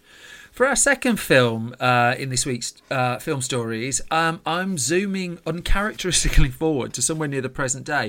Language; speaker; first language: English; native; English